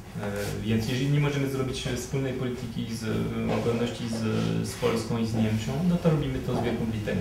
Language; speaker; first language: Polish; non-native, fluent; French